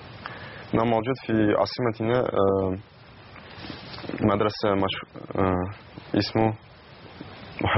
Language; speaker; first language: Arabic; non-native, learner; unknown